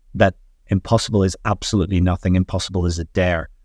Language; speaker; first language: English; native; English